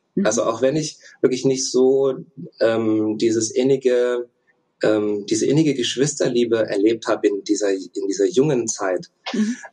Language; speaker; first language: German; early bilingual, other home language; Russian